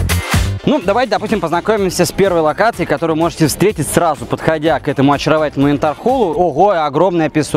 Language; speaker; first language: Russian; native; Russian